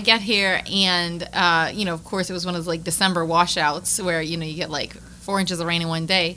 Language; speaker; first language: English; native; English